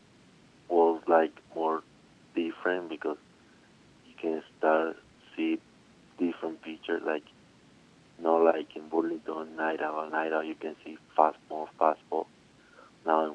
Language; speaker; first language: English; non-native, learner; Spanish